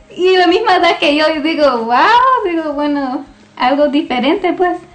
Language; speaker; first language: Spanish; early bilingual, heritage; Spanish